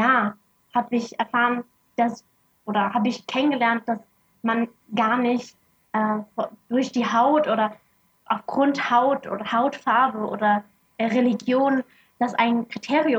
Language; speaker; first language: German; early bilingual, other home language; Arabic